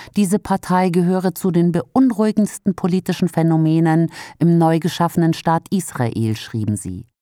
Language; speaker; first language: German; native; German